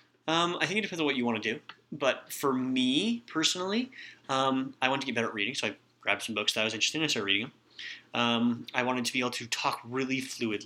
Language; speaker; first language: English; native; English